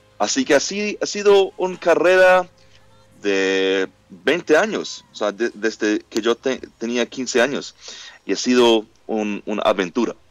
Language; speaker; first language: Spanish; non-native, learner; English